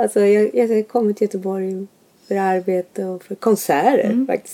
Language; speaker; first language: Swedish; native; Swedish